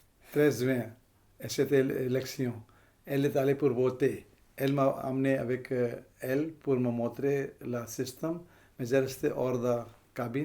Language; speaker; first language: French; non-native, fluent; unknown